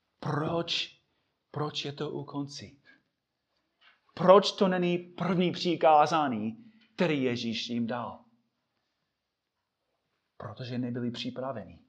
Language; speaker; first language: Czech; non-native, fluent; English